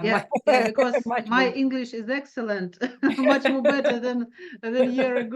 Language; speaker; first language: English; non-native, learner; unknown